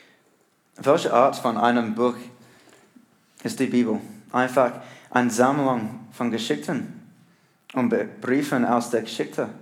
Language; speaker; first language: German; non-native, learner; English